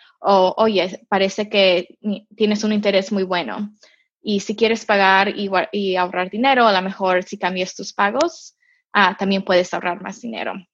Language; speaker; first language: Spanish; early bilingual, heritage; Spanish